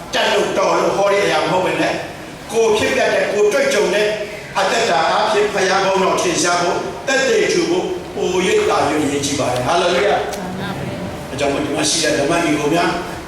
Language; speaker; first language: Burmese; non-native, local second language; Tedim Chin